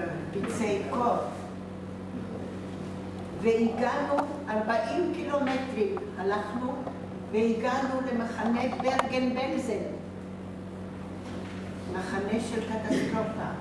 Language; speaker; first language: Hebrew; non-native, fluent; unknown